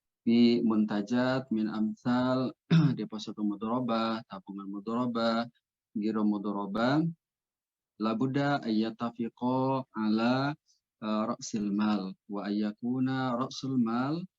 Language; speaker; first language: Arabic; non-native, fluent; Indonesian